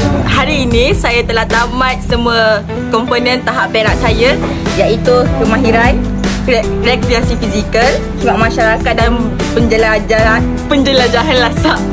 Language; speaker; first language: Malay; native; Malay